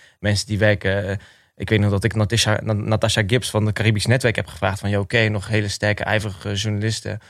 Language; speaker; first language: Dutch; early bilingual, other home language; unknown